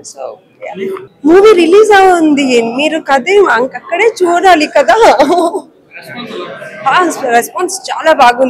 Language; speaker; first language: Telugu; non-native, learner; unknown